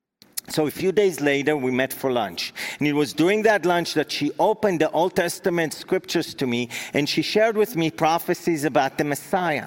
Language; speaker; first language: English; non-native, fluent; Hebrew